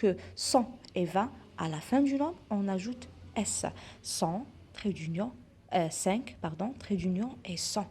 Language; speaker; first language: French; non-native, local second language; Arabic